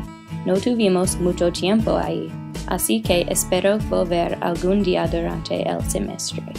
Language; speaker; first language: Spanish; non-native, learner; English